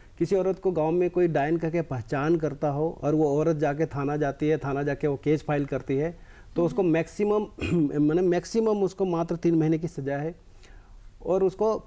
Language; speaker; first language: Hindi; native; Hindi